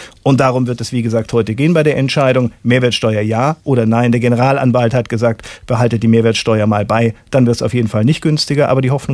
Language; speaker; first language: German; native; German